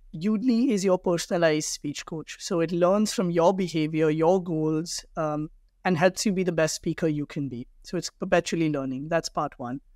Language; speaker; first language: English; non-native, local second language; Hindi